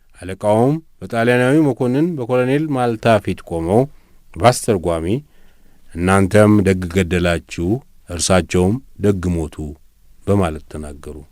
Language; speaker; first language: Amharic; native; Amharic